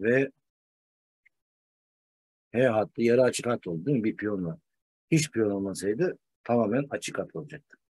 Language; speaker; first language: Turkish; native; Turkish